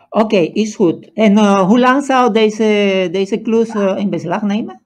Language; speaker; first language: Dutch; non-native, fluent; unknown